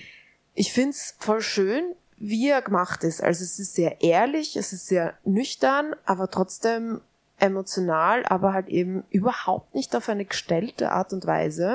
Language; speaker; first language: German; native; German